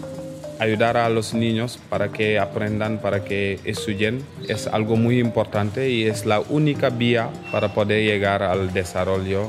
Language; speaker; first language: Spanish; non-native, fluent; Wolof